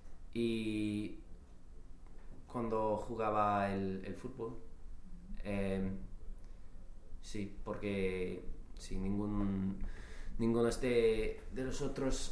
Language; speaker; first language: Spanish; non-native, fluent; English